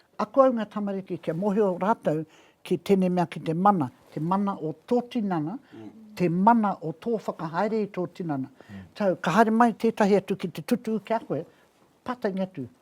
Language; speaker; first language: Māori; native; Māori